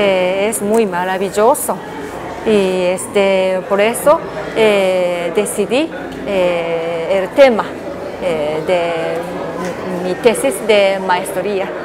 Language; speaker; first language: Spanish; non-native, learner; Japanese